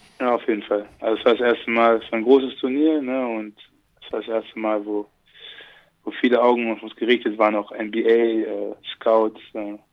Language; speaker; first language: German; early bilingual, other home language; French